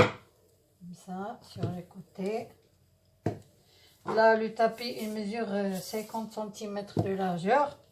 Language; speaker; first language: French; non-native, local second language; Arabic